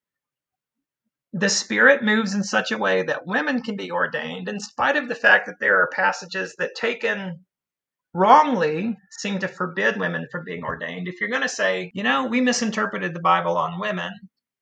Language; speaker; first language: English; native; English